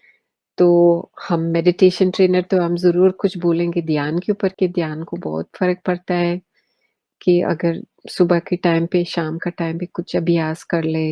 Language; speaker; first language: Hindi; early bilingual, heritage; English